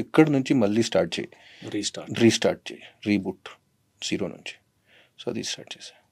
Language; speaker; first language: Telugu; non-native, fluent; Hindi